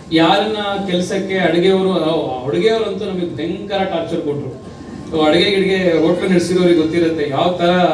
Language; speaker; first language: Kannada; native; Kannada